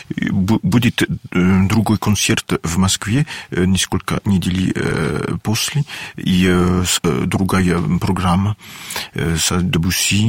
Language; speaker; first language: Russian; non-native, learner; French